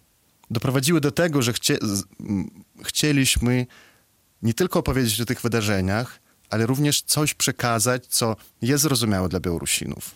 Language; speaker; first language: Polish; non-native, fluent; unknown